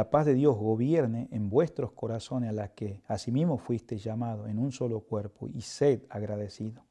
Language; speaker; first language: Spanish; native; Spanish